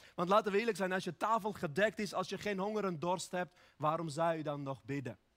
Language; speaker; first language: Dutch; early bilingual, other home language; Armenian